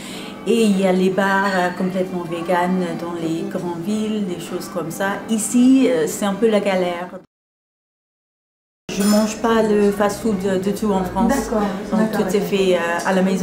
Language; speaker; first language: French; non-native, fluent; English